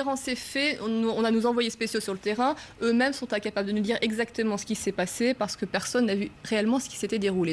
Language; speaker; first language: French; native; French